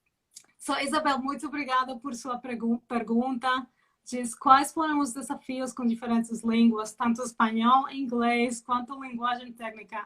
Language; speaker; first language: Portuguese; non-native, learner; Spanish